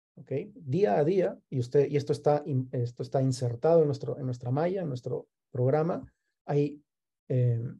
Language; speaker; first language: Spanish; native; Spanish